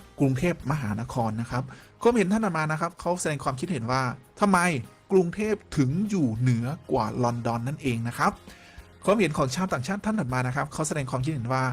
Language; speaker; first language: Thai; native; Thai